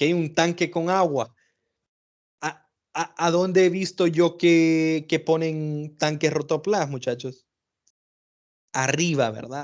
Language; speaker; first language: Spanish; native; Spanish